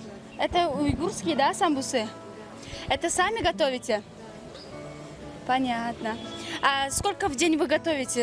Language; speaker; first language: Russian; non-native, local second language; Tajik